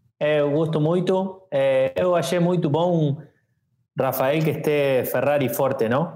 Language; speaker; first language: Portuguese; non-native, learner; Spanish